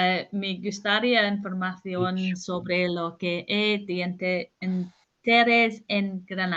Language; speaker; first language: Spanish; non-native, learner; English